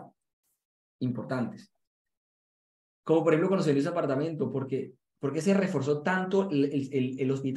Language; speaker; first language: Spanish; native; Spanish